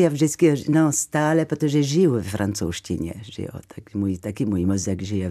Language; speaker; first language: Czech; non-native, fluent; French